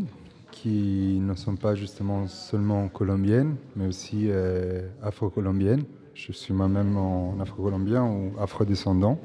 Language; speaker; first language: French; non-native, fluent; Spanish